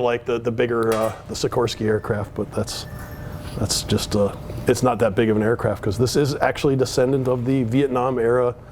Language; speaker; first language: English; native; English